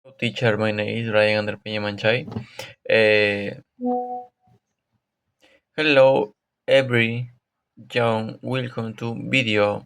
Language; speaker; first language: English; non-native, learner; Spanish